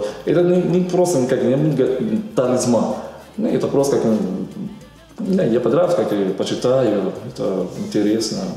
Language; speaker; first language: Russian; non-native, learner; Portuguese